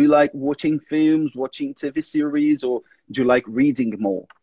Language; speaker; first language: English; non-native, fluent; Portuguese